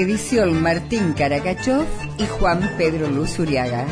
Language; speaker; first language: Spanish; native; Spanish